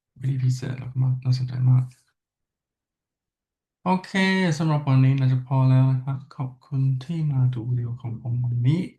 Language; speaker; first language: Thai; non-native, learner; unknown